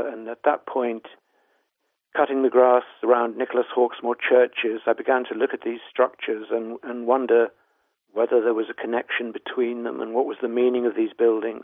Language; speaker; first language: English; native; English